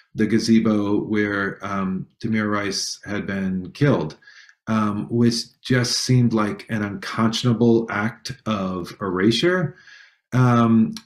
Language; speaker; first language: English; native; English